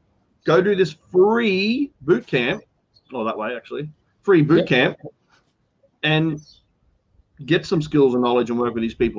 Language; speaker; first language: English; native; English